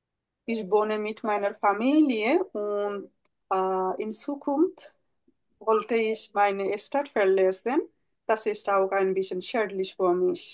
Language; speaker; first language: German; non-native, learner; Bangla